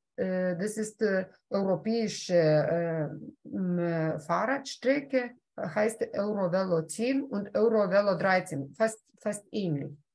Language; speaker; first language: German; non-native, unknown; Lithuanian